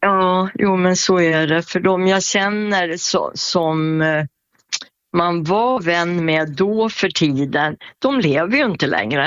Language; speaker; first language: Swedish; native; Swedish